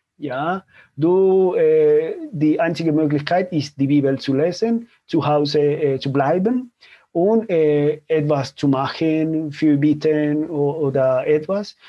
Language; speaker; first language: German; non-native, fluent; Spanish